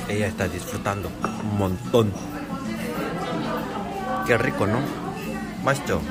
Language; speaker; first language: Spanish; non-native, fluent; Korean